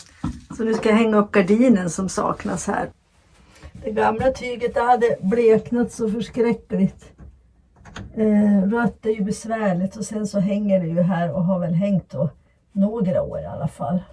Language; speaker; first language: Swedish; native; Swedish